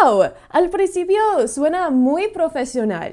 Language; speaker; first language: Spanish; non-native, fluent; English